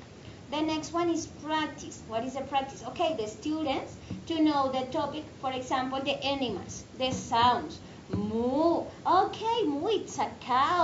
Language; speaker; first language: English; non-native, fluent; Spanish